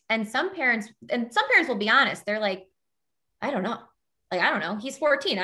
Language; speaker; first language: English; native; English